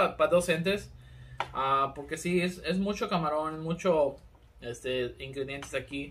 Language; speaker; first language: Spanish; early bilingual, heritage; Spanish